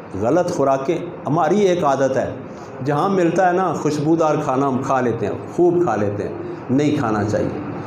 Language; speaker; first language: Urdu; non-native, local second language; Punjabi